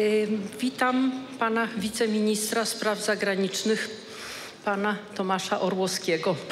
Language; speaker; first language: Polish; native; Polish